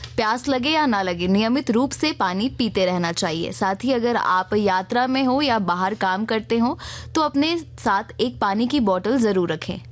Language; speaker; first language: Hindi; native; Hindi